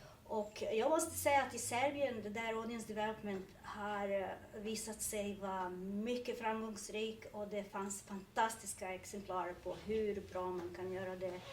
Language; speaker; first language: Swedish; non-native, fluent; Serbian